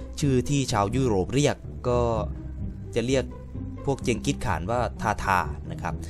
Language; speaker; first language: Thai; native; Thai